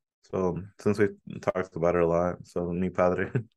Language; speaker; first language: English; early bilingual, other home language; Spanish